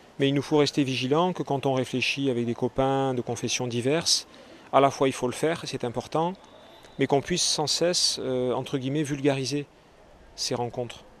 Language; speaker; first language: French; native; French